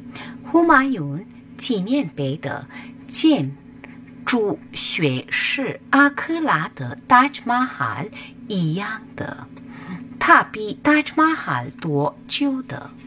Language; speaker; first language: Chinese; non-native, fluent; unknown